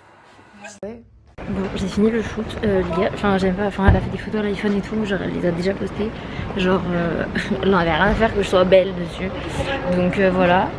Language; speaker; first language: French; native; French